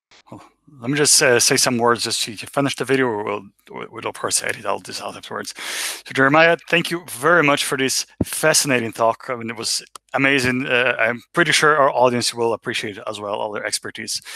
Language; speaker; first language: English; non-native, fluent; Portuguese